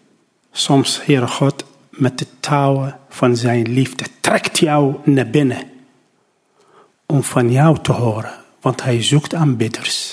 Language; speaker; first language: Dutch; non-native, learner; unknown